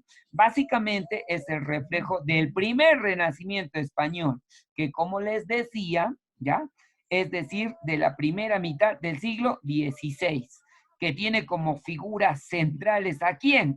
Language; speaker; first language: Spanish; native; Spanish